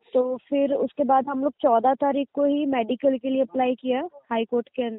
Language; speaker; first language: Hindi; native; Hindi